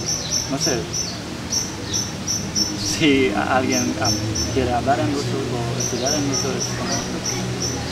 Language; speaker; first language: Spanish; non-native, learner; Uzbek